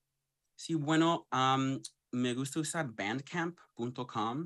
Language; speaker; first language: Spanish; early bilingual, heritage; English